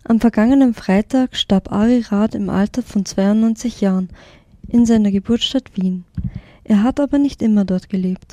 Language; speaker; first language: German; native; German